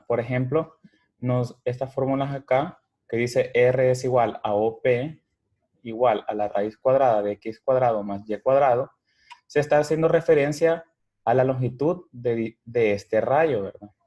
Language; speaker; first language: Spanish; native; Spanish